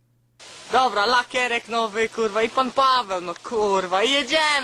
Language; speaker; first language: Polish; native; Polish